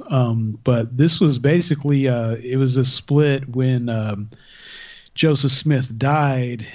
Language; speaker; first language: English; native; English